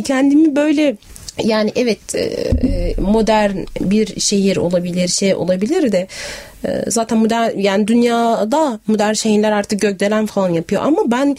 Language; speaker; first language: Turkish; non-native, fluent; Arabic